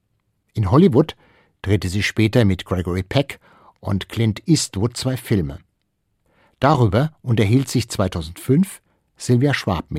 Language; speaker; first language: German; native; German